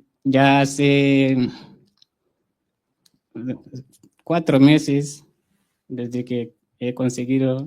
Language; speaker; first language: Spanish; non-native, fluent; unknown